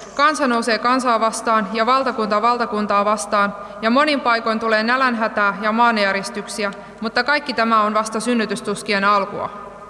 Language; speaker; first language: Finnish; native; Finnish